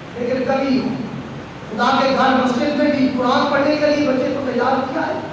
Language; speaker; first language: Urdu; non-native, local second language; Punjabi